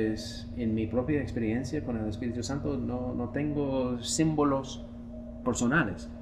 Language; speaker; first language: Spanish; non-native, fluent; English